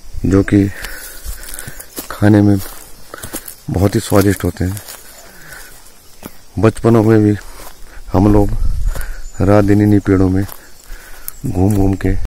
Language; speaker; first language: Hindi; native; Hindi